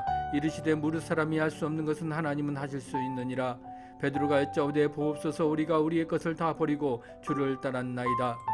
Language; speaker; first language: Korean; native; Korean